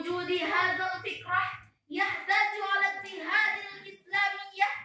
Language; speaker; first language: Arabic; non-native, learner; Indonesian